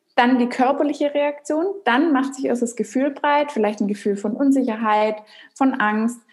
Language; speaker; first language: German; native; German